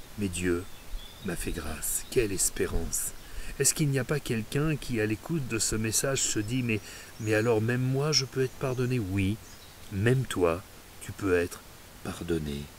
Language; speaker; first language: French; native; French